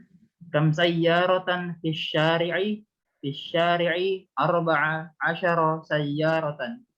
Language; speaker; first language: Arabic; non-native, learner; Indonesian